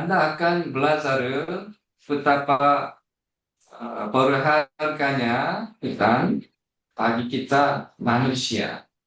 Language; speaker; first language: Indonesian; non-native, fluent; Korean